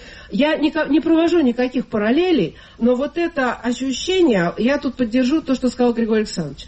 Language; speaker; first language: Russian; native; Russian